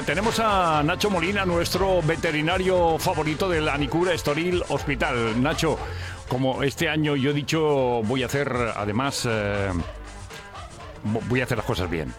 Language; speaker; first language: Spanish; native; Spanish